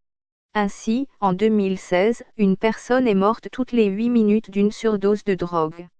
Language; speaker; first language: French; native; French